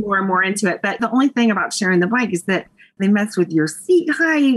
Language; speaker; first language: English; native; English